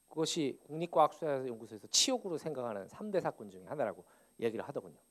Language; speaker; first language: Korean; native; Korean